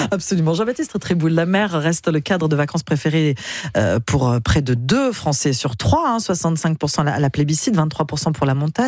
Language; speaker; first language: French; native; French